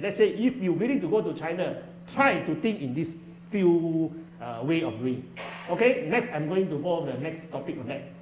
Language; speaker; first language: English; non-native, local second language; Chinese